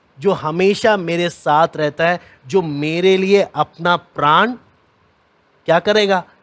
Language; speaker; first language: Hindi; native; Hindi